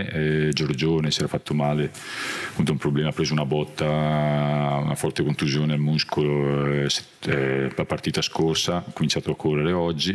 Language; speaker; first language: Italian; native; Italian